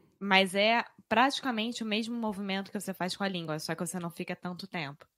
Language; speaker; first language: Portuguese; native; Portuguese